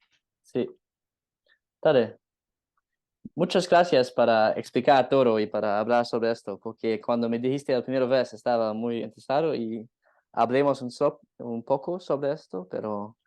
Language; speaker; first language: Spanish; non-native, learner; English